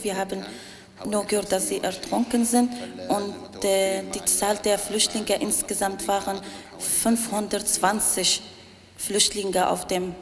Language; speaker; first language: German; non-native, learner; Arabic